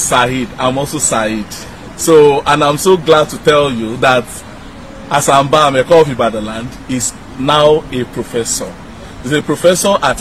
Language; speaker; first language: English; non-native, local second language; Yoruba